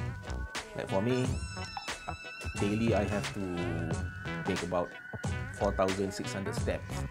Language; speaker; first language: English; non-native, local second language; Malay